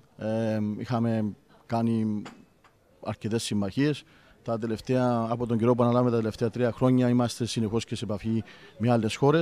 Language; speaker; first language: Greek; native; Greek